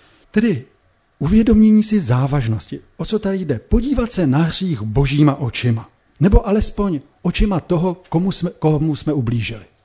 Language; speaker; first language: Czech; native; Czech